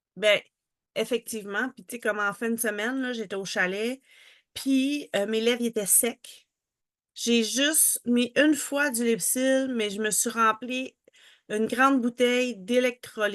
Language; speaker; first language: French; native; French